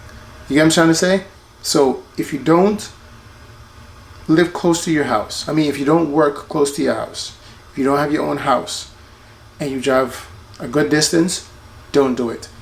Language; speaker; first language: English; native; English